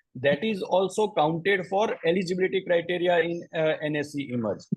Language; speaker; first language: English; non-native, local second language; Gujarati